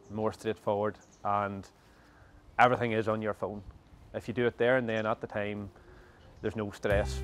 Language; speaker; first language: English; native; English